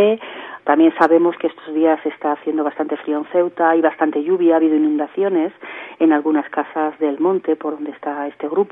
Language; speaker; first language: Spanish; native; Spanish